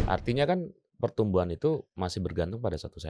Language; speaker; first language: Indonesian; native; Indonesian